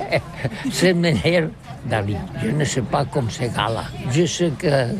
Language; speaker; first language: French; non-native, learner; Catalan